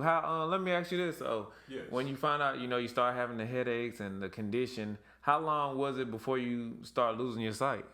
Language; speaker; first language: English; native; English